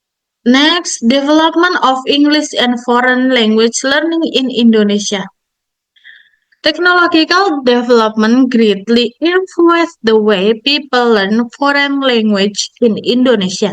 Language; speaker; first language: English; non-native, learner; Indonesian